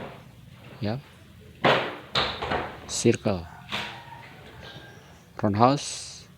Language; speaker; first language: English; non-native, learner; Indonesian